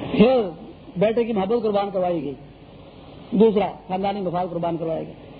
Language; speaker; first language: Urdu; non-native, local second language; Pashto